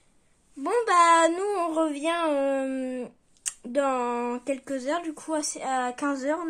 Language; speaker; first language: French; native; French